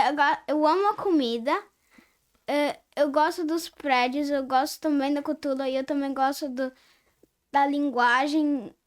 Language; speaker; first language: Portuguese; early bilingual, heritage; Portuguese